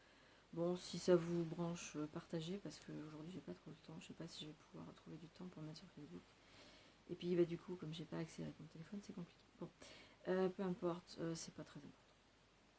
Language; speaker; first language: French; native; French